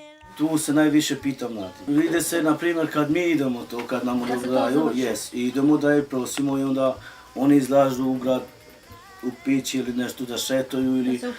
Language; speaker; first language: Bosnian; non-native, local second language; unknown